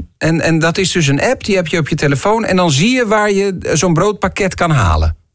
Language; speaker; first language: Dutch; native; Dutch